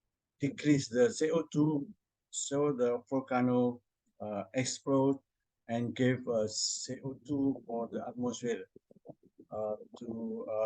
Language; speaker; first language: English; non-native, learner; Indonesian